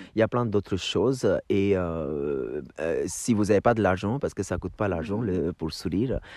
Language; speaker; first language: French; non-native, fluent; Hindi